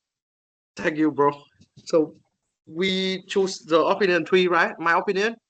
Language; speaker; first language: English; non-native, learner; Vietnamese